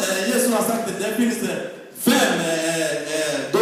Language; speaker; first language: Swedish; non-native, fluent; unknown